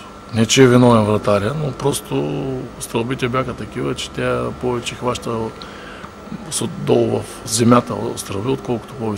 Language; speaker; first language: Bulgarian; native; Bulgarian